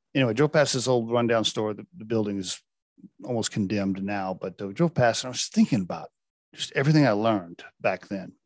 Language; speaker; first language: English; native; English